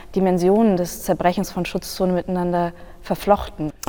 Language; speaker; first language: German; native; German